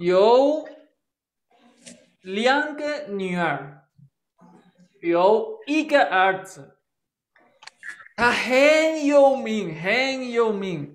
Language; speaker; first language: Chinese; non-native, fluent; Spanish